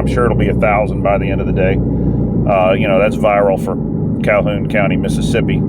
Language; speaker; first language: English; native; English